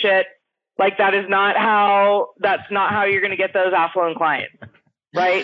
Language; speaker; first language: English; native; English